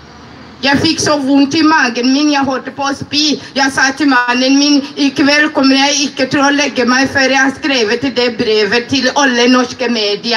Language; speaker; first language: Norwegian; non-native, fluent; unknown